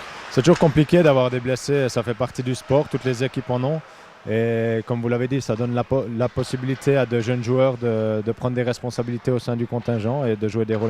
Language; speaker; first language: French; native; French